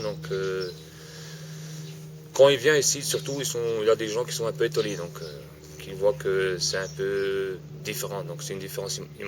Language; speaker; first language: French; non-native, fluent; Bosnian